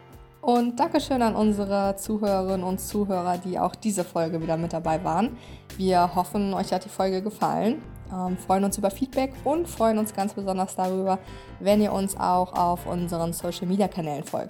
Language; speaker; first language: German; native; German